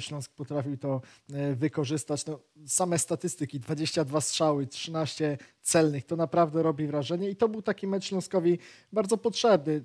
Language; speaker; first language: Polish; native; Polish